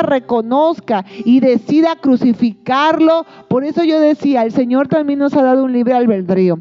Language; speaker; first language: Spanish; native; Spanish